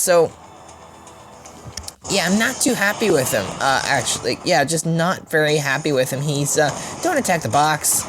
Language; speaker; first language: English; native; English